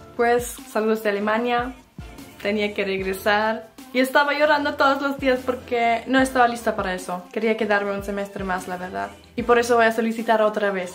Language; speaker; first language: Spanish; non-native, fluent; German